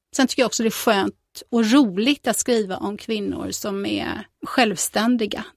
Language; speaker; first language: Swedish; native; Swedish